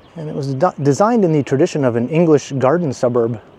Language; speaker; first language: English; native; English